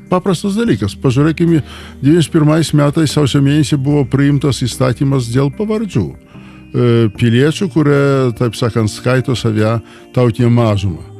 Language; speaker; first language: Lithuanian; non-native, local second language; Polish